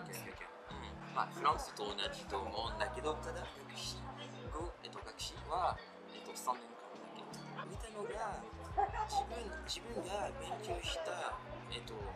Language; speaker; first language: Japanese; non-native, learner; French